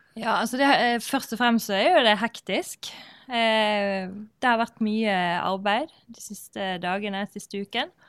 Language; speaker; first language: Norwegian; native; Norwegian